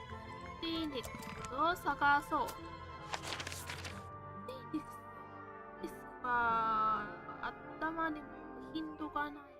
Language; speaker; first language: Japanese; non-native, learner; Chinese